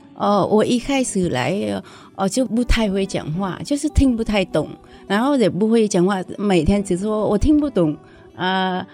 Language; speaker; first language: Chinese; non-native, learner; Vietnamese